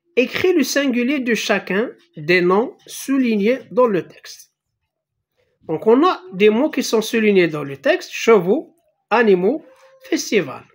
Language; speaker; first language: French; non-native, local second language; Arabic